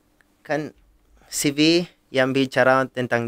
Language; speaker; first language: Indonesian; non-native, fluent; Italian